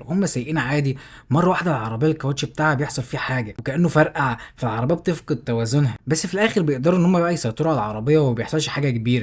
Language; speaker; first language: Arabic; native; Arabic